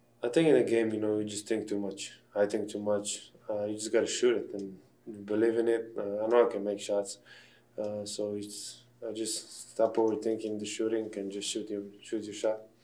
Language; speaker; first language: English; non-native, fluent; Slovenian